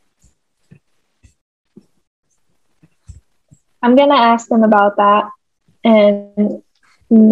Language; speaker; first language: English; early bilingual, other home language; Bosnian